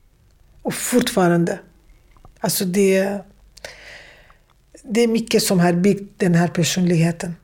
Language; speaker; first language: Swedish; non-native, fluent; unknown